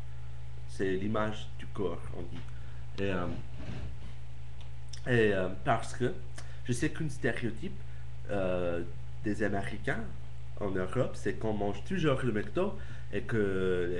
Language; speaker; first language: French; non-native, learner; English